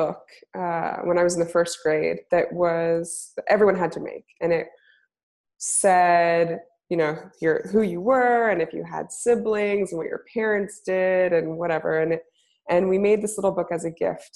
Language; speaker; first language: English; native; English